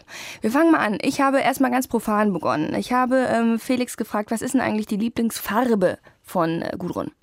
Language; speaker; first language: German; native; German